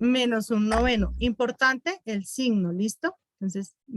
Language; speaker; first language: Spanish; native; Spanish